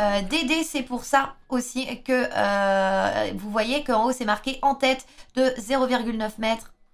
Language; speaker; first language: French; native; French